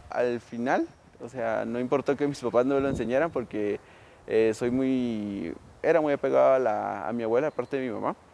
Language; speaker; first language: Spanish; native; Spanish